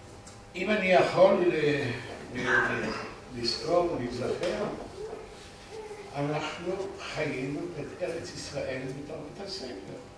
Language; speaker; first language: Hebrew; early bilingual, other home language; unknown